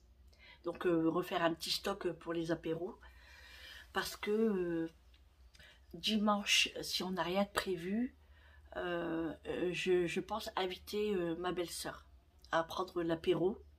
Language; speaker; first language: French; native; French